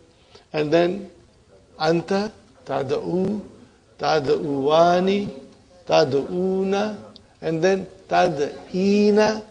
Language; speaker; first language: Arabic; non-native, fluent; English